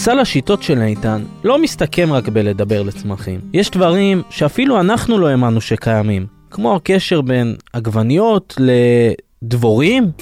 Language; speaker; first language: Hebrew; native; Hebrew